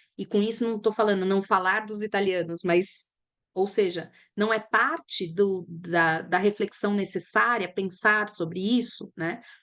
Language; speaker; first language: Portuguese; native; Portuguese